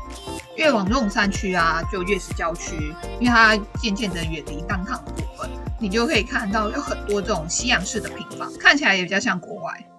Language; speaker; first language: Chinese; native; Chinese